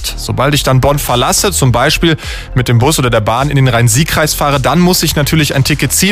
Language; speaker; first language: German; native; German